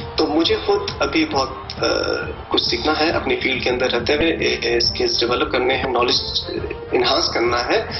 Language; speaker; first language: Urdu; non-native, local second language; Pashto